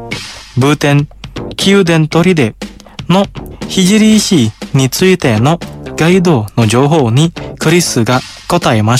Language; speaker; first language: Japanese; non-native, fluent; Indonesian